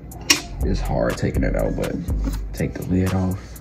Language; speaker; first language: English; native; English